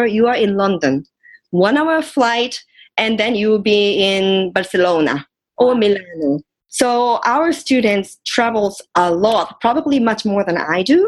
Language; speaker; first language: English; non-native, fluent; Japanese